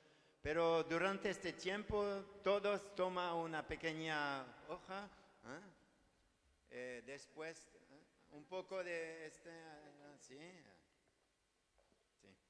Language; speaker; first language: Spanish; non-native, learner; French